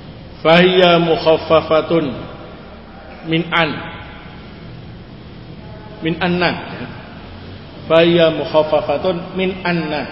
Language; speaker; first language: Arabic; non-native, learner; Indonesian